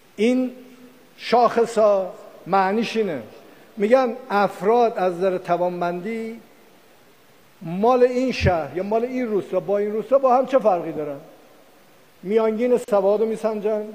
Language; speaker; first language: Persian; non-native, local second language; Azerbaijani